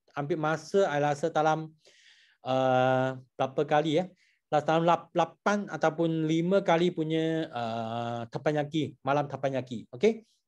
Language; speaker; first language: Malay; non-native, local second language; Chinese